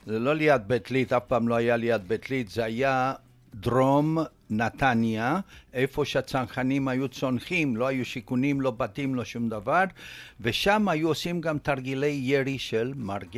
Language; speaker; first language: Hebrew; non-native, fluent; Romanian